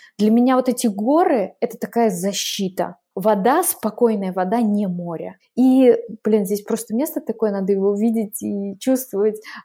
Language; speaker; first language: Russian; native; Russian